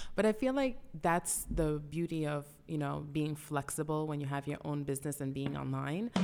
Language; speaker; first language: English; early bilingual, other home language; Spanish